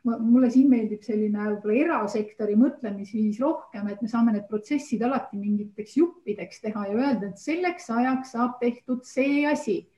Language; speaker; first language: Estonian; native; Estonian